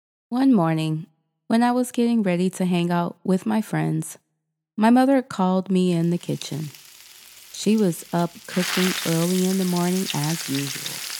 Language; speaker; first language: English; native; English